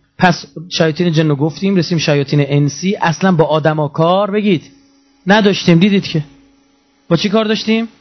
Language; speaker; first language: Persian; native; Persian